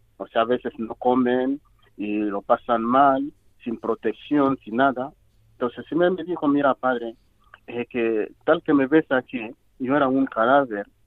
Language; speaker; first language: Spanish; non-native, fluent; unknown